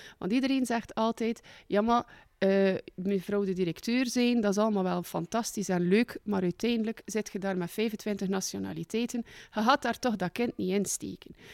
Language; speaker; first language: Dutch; native; Dutch